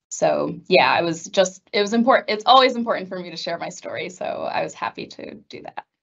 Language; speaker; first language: English; native; English